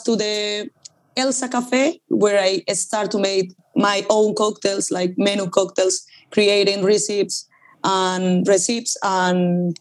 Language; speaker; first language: English; non-native, learner; Spanish